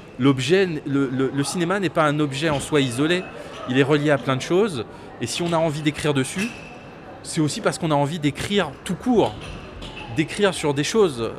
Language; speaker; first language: French; native; French